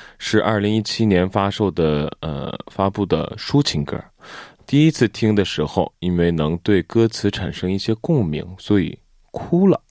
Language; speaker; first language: Chinese; non-native, fluent; Korean